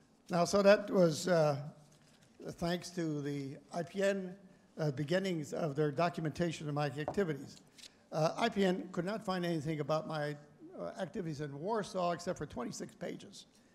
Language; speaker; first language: English; early bilingual, other home language; Polish